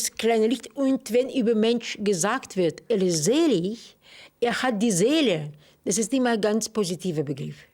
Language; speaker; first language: German; non-native, fluent; Russian